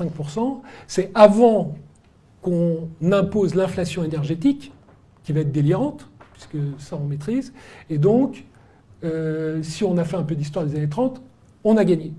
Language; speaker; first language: French; native; French